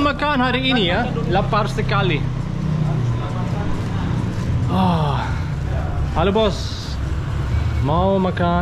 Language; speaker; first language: Indonesian; non-native, learner; German